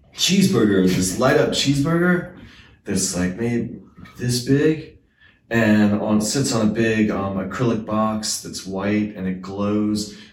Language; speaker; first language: English; native; English